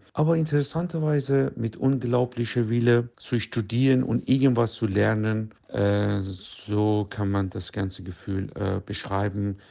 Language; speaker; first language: German; non-native, fluent; Persian